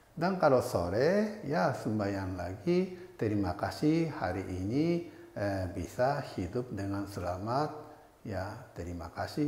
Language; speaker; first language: Indonesian; non-native, fluent; Japanese